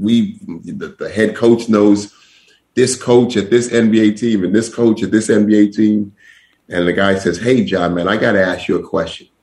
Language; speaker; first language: English; native; English